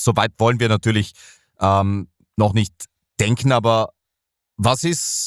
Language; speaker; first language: German; native; German